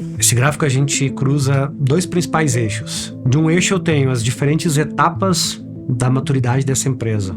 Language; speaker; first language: Portuguese; native; Portuguese